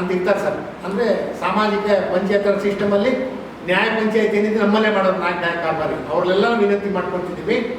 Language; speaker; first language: Kannada; non-native, local second language; Lambadi